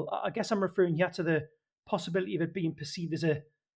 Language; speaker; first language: English; native; English